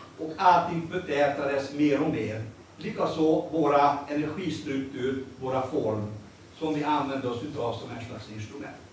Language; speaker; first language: Swedish; non-native, fluent; Hungarian